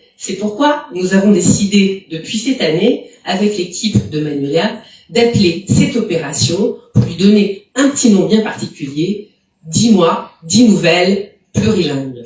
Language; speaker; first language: French; native; French